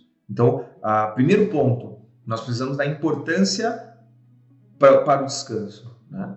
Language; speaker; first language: Portuguese; native; Portuguese